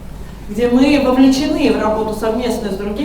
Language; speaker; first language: Russian; native; Russian